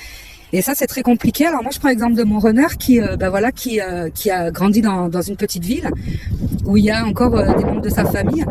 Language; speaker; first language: French; native; French